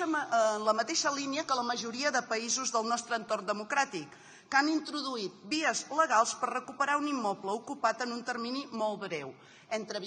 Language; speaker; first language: Catalan; native; Catalan